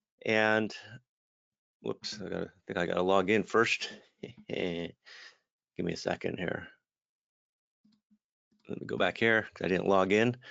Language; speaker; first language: English; native; English